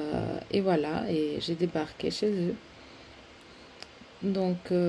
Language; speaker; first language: French; non-native, fluent; Spanish